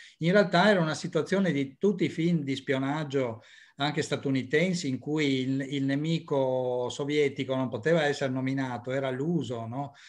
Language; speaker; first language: Italian; native; Italian